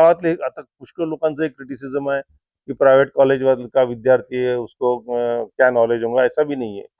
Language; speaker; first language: Hindi; non-native, local second language; Marathi